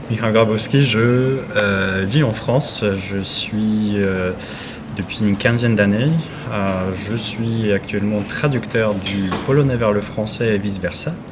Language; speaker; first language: French; non-native, fluent; Polish